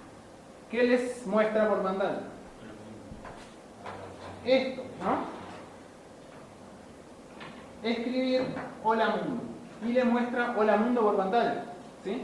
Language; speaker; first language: Spanish; native; Spanish